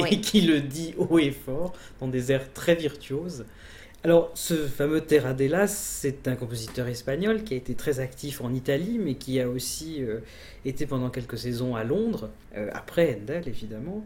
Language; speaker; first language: French; native; French